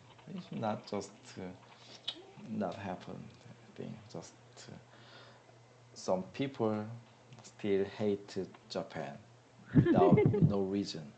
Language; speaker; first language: English; non-native, learner; Korean